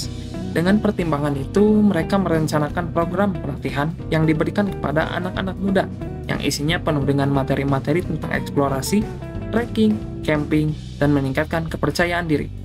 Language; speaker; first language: Indonesian; native; Indonesian